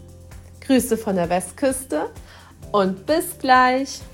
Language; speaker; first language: German; native; German